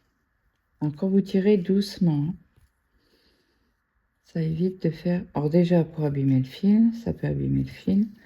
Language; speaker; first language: French; native; French